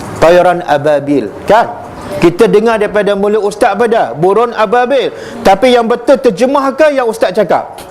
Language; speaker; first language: Malay; native; Malay